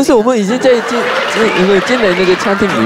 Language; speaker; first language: Chinese; non-native, fluent; Korean